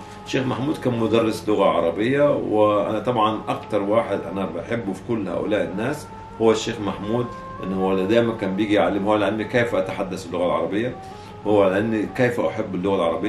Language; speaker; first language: Arabic; native; Arabic